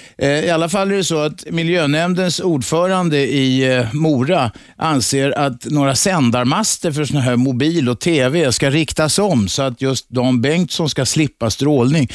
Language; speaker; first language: Swedish; native; Swedish